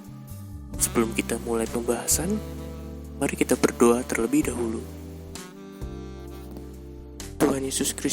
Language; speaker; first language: Indonesian; native; Indonesian